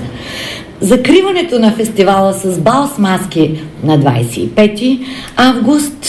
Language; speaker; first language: Bulgarian; native; Bulgarian